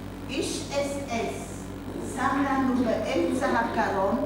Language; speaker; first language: Hebrew; non-native, fluent; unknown